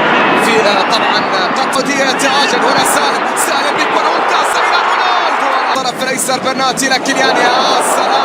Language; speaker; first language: Arabic; native; Arabic